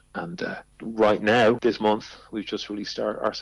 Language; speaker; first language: English; native; English